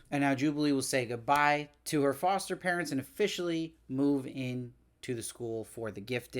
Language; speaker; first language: English; native; English